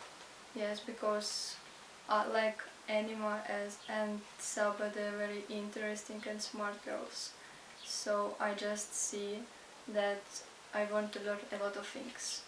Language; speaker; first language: English; non-native, learner; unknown